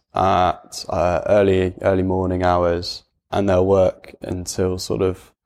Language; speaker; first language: English; native; English